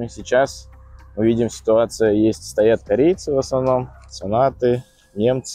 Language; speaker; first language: Russian; native; Russian